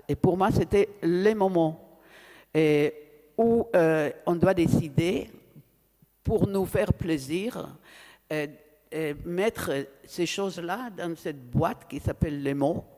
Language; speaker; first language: French; non-native, fluent; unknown